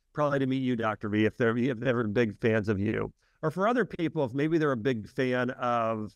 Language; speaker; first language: English; native; English